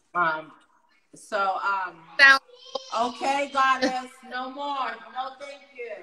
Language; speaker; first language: English; native; English